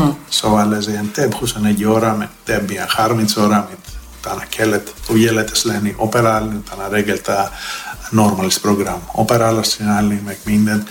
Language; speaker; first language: Hungarian; non-native, fluent; Greek